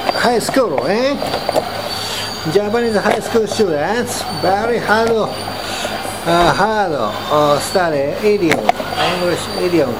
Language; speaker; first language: English; non-native, learner; Japanese